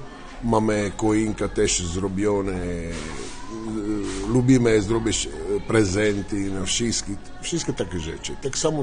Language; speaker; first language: Polish; non-native, learner; Italian